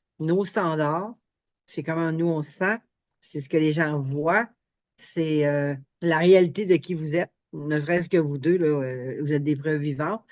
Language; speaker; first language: French; native; French